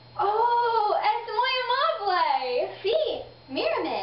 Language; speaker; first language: Spanish; non-native, learner; English